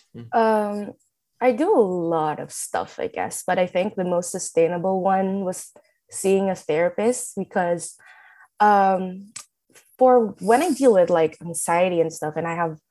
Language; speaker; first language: English; non-native, local second language; Filipino